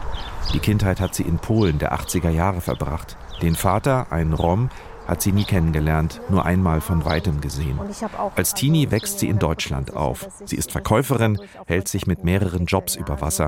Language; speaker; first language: German; native; German